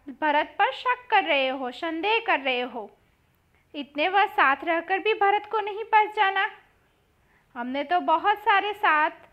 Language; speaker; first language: Hindi; non-native, local second language; Gujarati